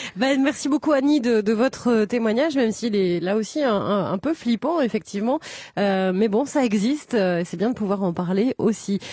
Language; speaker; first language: French; native; French